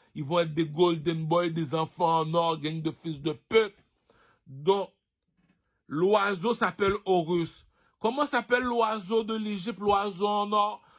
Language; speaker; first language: French; non-native, local second language; Haitian Creole